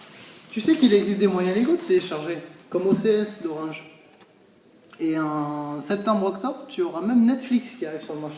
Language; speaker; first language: French; native; French